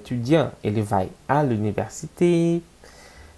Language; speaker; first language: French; non-native, fluent; Portuguese